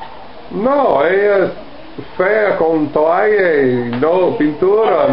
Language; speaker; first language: Spanish; non-native, learner; English